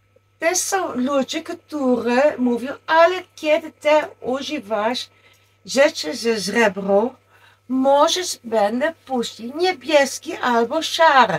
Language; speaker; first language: Polish; non-native, learner; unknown